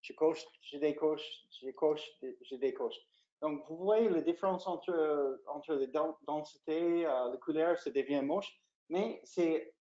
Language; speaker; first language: French; non-native, fluent; English